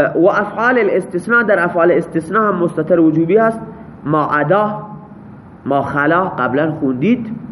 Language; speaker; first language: Persian; non-native, local second language; Baluchi